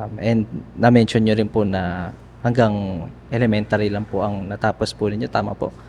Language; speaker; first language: Filipino; native; Filipino